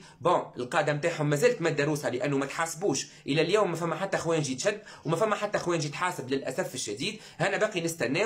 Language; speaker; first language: Arabic; native; Arabic